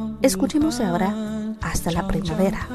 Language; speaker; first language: Spanish; non-native, fluent; Chinese